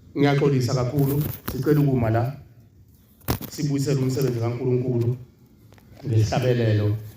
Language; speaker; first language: Zulu; native; Zulu